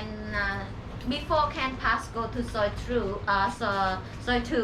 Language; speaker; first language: English; non-native, learner; Thai